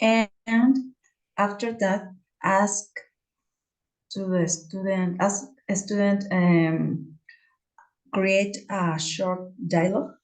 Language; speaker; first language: English; non-native, fluent; Spanish